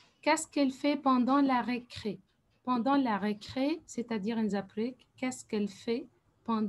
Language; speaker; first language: French; non-native, fluent; Arabic